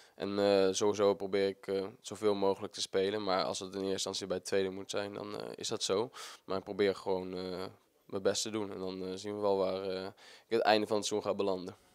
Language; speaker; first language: Dutch; native; Dutch